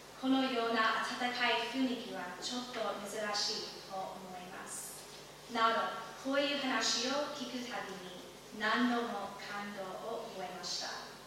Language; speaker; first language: Japanese; non-native, fluent; English